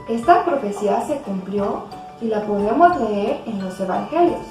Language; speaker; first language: Spanish; native; Spanish